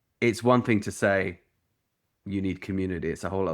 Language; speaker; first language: English; native; English